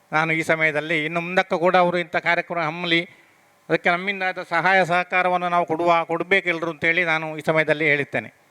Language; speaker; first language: Kannada; native; Kannada